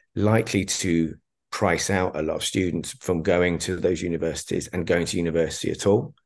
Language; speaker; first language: English; native; English